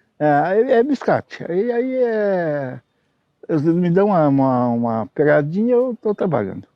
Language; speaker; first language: Portuguese; non-native, local second language; Low German